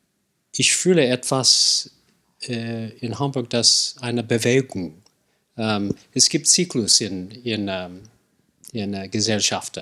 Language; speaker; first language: German; non-native, fluent; English